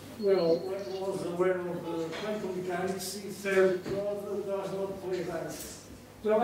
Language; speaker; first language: English; non-native, learner; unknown